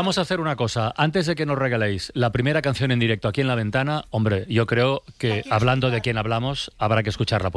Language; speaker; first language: Spanish; native; Spanish